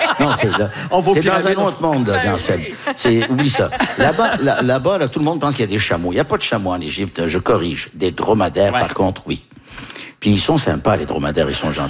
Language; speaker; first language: French; early bilingual, heritage; French